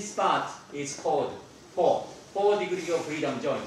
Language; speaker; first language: English; non-native, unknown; Japanese